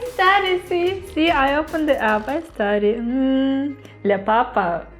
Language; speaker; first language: English; non-native, fluent; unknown